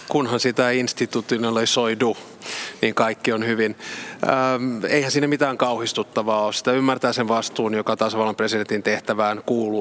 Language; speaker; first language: Finnish; native; Finnish